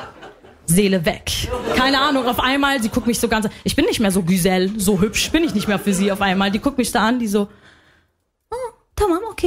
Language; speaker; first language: German; early bilingual, other home language; Arabic